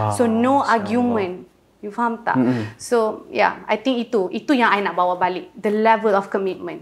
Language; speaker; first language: Malay; native; Malay